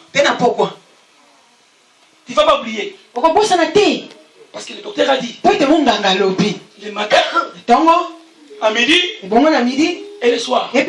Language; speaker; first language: French; non-native, local second language; Lingala